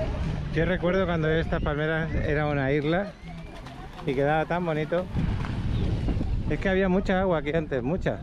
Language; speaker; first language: Spanish; native; Spanish